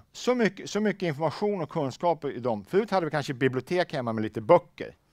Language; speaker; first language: Swedish; native; Swedish